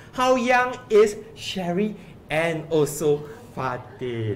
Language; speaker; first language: English; non-native, local second language; Malay